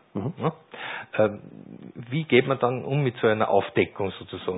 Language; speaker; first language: German; native; German